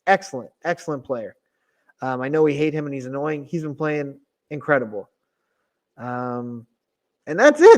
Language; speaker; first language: English; native; English